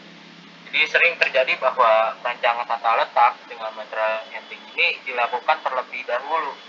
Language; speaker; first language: Indonesian; native; Indonesian